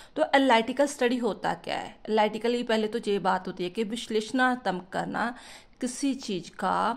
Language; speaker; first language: Hindi; non-native, local second language; Punjabi